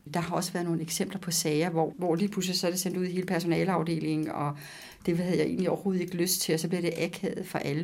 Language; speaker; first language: Danish; native; Danish